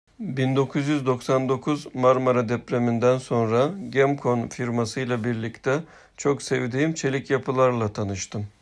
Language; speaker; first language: Turkish; early bilingual, heritage; Turkish